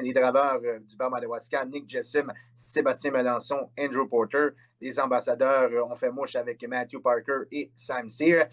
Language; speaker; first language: French; native; French